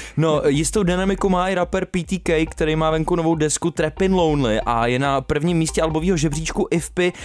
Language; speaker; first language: Czech; native; Czech